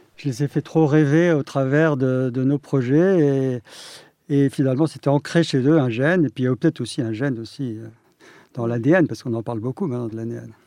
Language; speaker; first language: French; native; French